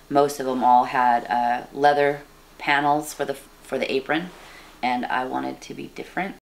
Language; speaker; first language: English; native; English